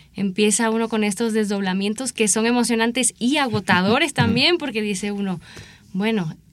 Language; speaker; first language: Spanish; native; Spanish